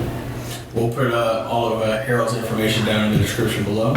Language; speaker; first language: English; native; English